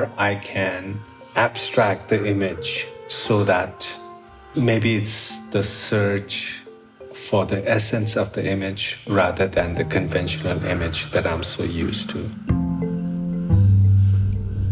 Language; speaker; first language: English; non-native, local second language; Sherpa